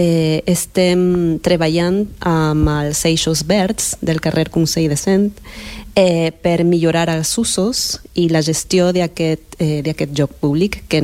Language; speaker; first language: Catalan; non-native, fluent; Spanish